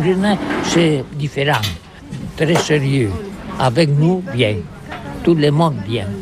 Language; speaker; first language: French; non-native, learner; Catalan